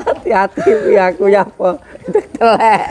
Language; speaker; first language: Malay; non-native, local second language; Javanese